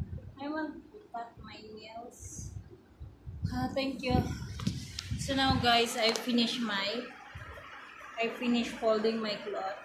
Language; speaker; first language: English; non-native, learner; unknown